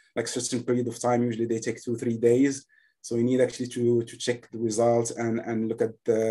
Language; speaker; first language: English; non-native, fluent; Arabic